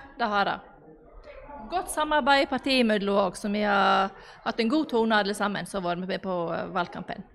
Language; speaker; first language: Norwegian; native; Norwegian